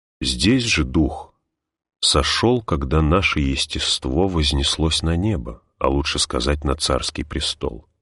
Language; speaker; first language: Russian; native; Russian